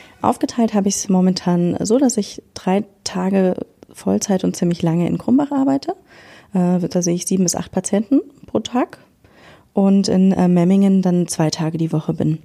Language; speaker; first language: German; native; German